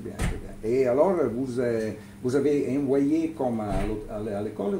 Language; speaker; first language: French; non-native, learner; Italian